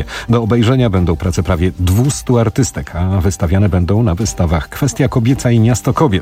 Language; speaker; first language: Polish; native; Polish